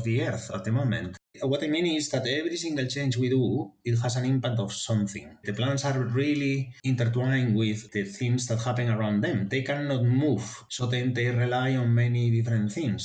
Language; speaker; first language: English; non-native, fluent; Spanish